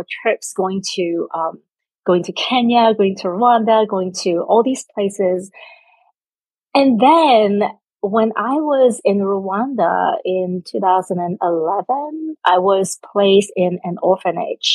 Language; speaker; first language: English; non-native, local second language; Cantonese